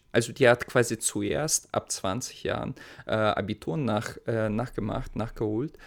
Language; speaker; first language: German; non-native, fluent; Russian